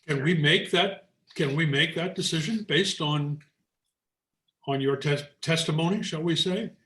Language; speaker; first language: English; native; English